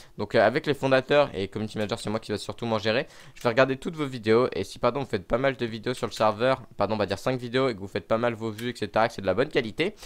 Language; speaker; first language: French; native; French